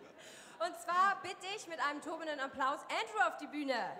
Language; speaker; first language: German; native; German